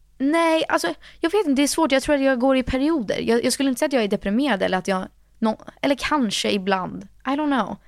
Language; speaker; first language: Swedish; early bilingual, heritage; Swedish